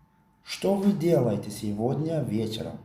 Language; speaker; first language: Russian; non-native, local second language; Tajik